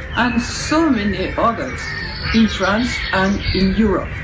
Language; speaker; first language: English; non-native, fluent; French